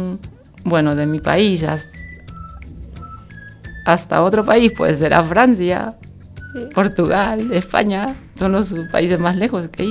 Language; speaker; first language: Spanish; native; Spanish